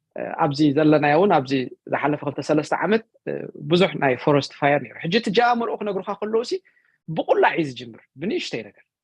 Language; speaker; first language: Tigrinya; native; Tigrinya